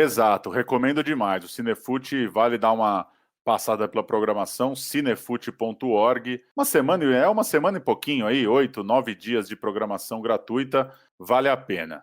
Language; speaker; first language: Portuguese; native; Portuguese